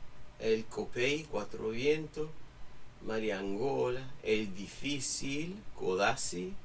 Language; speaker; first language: Spanish; non-native, fluent; English